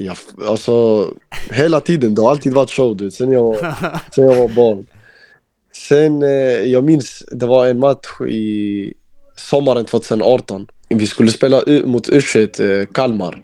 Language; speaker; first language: Swedish; early bilingual, other home language; Albanian